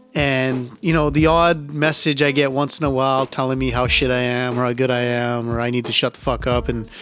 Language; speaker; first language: English; early bilingual, other home language; Punjabi